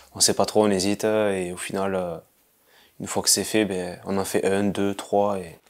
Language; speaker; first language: French; native; French